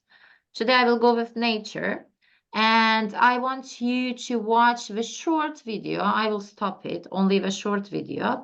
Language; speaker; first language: English; non-native, fluent; Turkish